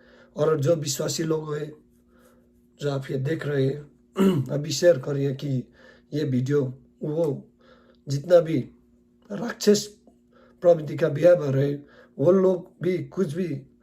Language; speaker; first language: Hindi; non-native, learner; Nepali